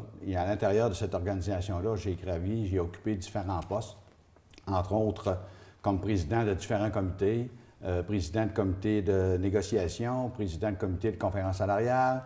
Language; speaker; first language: French; native; French